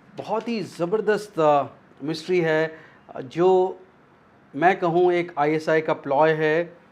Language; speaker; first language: Hindi; native; Hindi